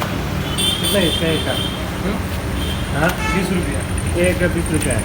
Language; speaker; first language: Hindi; non-native, local second language; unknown